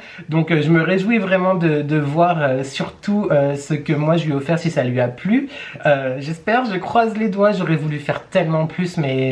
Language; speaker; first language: French; native; French